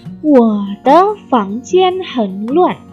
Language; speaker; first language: Chinese; non-native, fluent; Indonesian